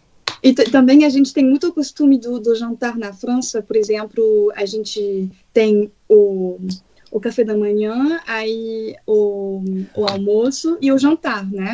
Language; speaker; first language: Portuguese; non-native, fluent; French